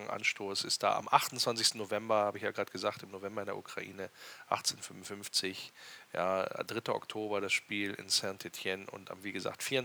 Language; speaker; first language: German; native; German